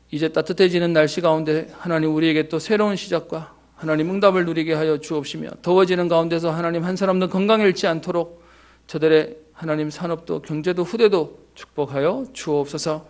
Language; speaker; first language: Korean; native; Korean